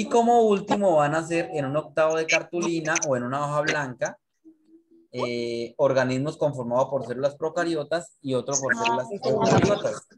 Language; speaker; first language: Spanish; native; Spanish